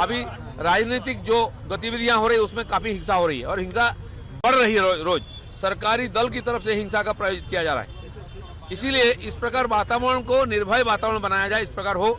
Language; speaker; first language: Hindi; non-native, local second language; Bangla